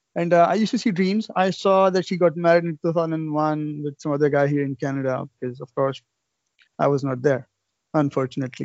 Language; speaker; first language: English; non-native, local second language; Urdu